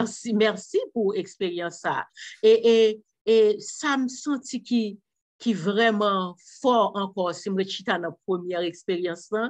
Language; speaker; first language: French; non-native, local second language; Haitian Creole